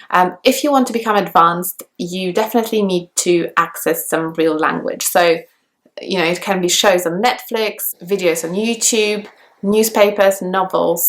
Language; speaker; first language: English; non-native, fluent; Polish